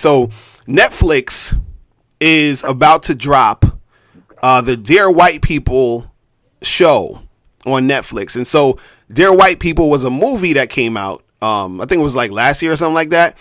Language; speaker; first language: English; native; English